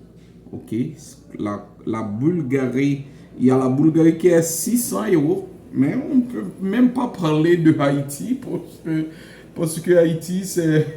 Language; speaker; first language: French; non-native, local second language; Haitian Creole